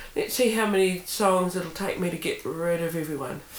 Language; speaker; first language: English; native; English